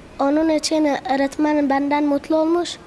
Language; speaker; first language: Turkish; early bilingual, other home language; Arabic